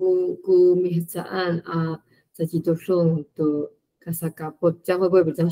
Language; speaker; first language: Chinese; native; Chinese